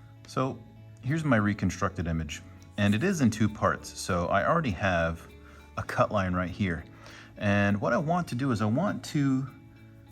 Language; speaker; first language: English; native; English